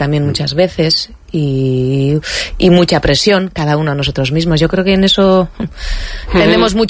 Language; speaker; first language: Spanish; native; Spanish